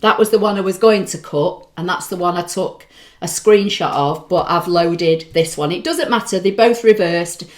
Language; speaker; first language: English; native; English